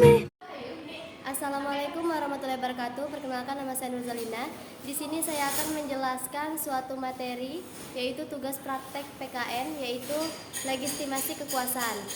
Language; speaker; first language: Indonesian; native; Indonesian